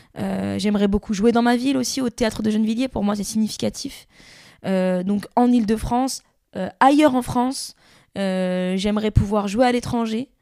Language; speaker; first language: French; native; French